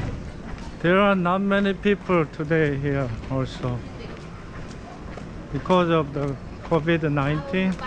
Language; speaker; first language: English; non-native, learner; Korean